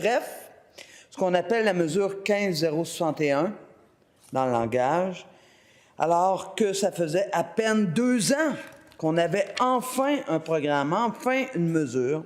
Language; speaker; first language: French; native; French